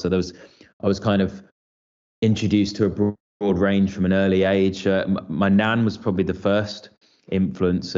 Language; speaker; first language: English; native; English